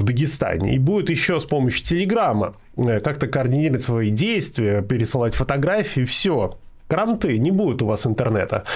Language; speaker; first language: Russian; native; Russian